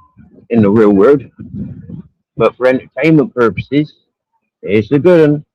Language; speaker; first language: English; native; English